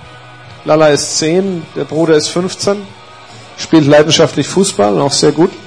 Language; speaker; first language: German; native; German